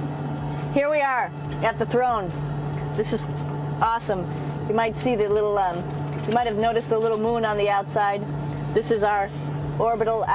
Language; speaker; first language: English; native; English